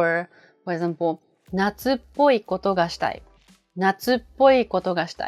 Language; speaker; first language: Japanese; native; Japanese